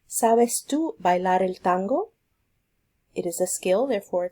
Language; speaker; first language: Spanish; non-native, fluent; English